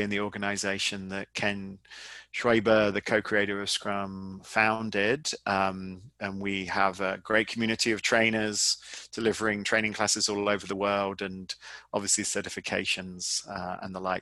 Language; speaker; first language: English; native; English